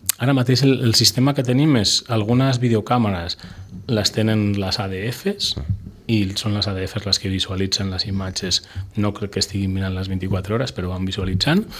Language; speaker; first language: Catalan; non-native, local second language; Spanish